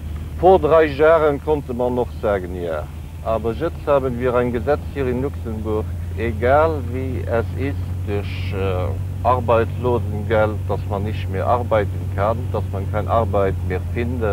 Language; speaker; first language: German; non-native, local second language; Luxembourgish